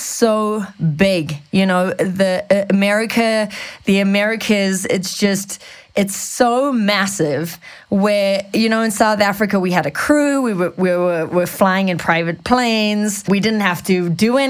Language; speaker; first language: English; native; English